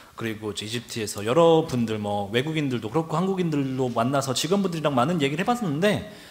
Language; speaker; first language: Korean; native; Korean